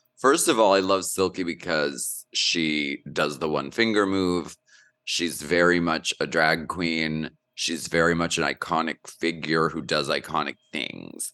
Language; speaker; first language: English; native; English